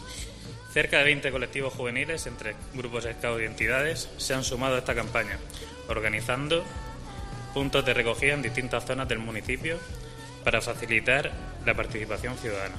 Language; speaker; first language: Spanish; native; Spanish